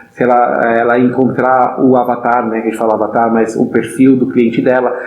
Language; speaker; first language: Portuguese; non-native, fluent; German